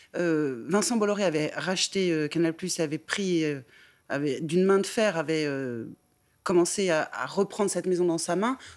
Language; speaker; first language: French; native; French